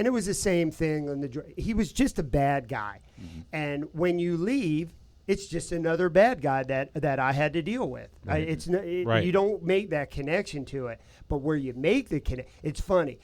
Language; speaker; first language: English; native; English